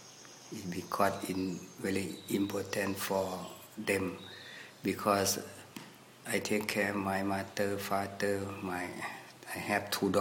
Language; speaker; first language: English; non-native, learner; Thai